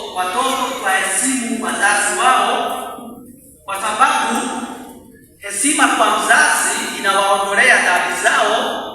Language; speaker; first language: Swahili; non-native, local second language; Meru